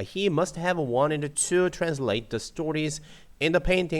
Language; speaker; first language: English; non-native, fluent; Korean